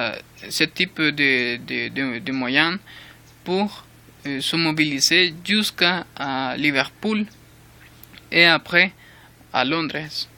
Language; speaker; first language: French; non-native, learner; Spanish